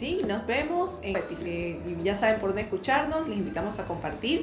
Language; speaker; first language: Spanish; native; Spanish